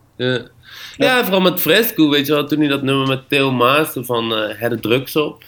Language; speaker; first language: Dutch; native; Dutch